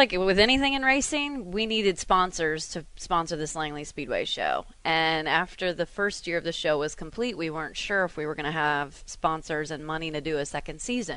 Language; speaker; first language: English; native; English